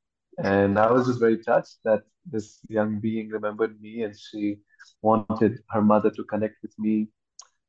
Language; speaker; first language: English; non-native, local second language; Hindi